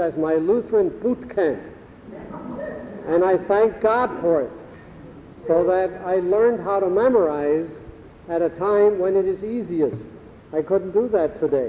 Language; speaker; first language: English; early bilingual, other home language; German